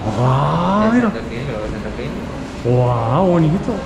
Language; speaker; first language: Spanish; non-native, learner; Japanese